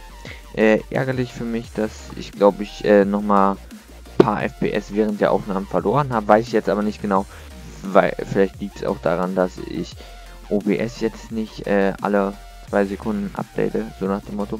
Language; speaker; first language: German; native; German